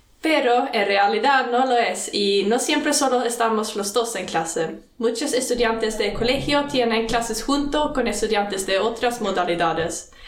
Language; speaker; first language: Spanish; non-native, fluent; Swedish